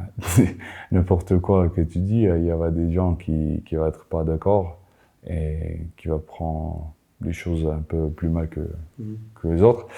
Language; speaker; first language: French; non-native, fluent; Afrikaans